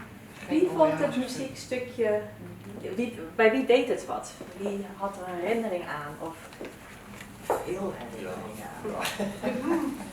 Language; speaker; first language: Dutch; early bilingual, other home language; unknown